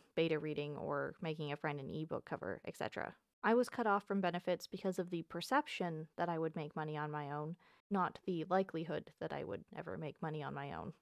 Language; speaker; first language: English; native; English